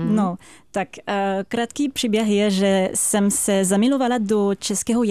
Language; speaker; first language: Czech; non-native, fluent; French